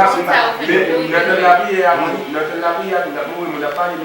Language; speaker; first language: Haitian Creole; native; Haitian Creole